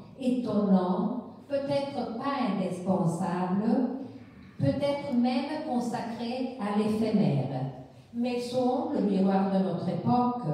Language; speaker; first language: French; non-native, fluent; Italian